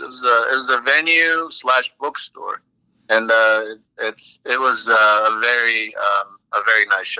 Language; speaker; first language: English; early bilingual, other home language; Spanish